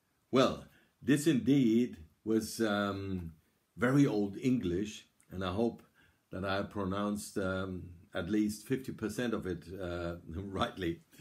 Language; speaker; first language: English; non-native, fluent; German